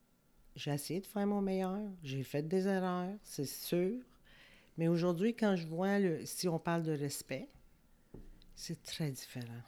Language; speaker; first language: French; native; French